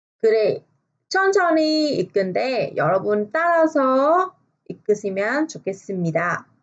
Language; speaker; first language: Korean; non-native, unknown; Vietnamese